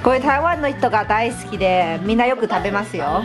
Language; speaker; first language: Japanese; non-native, fluent; Chinese